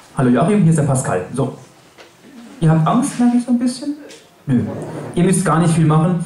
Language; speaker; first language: German; native; German